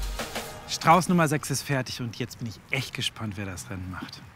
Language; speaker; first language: German; native; German